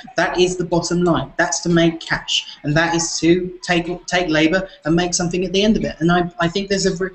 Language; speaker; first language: English; native; English